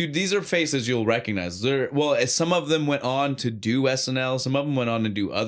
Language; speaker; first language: English; native; English